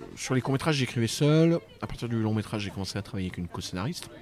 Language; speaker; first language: French; native; French